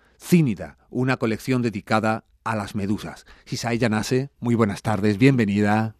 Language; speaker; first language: Spanish; native; Spanish